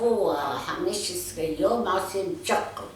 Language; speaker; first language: Hebrew; non-native, learner; Arabic